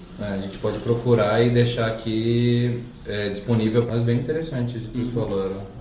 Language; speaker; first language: Portuguese; native; Portuguese